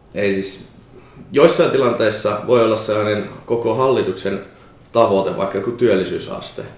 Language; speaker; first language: Finnish; native; Finnish